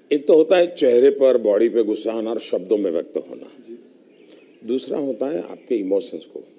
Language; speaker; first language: Hindi; non-native, local second language; Gujarati